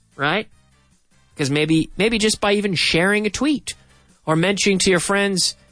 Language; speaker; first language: English; native; English